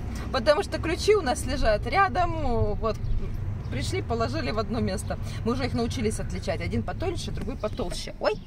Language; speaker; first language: Russian; native; Russian